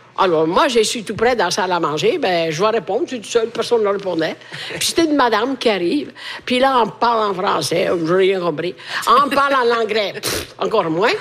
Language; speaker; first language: French; non-native, fluent; Italian